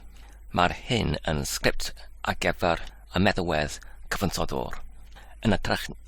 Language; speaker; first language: Welsh; non-native, learner; English